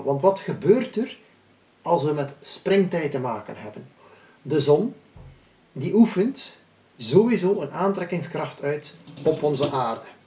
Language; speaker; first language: Dutch; native; Dutch